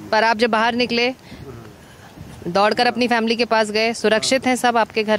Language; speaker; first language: Hindi; native; Hindi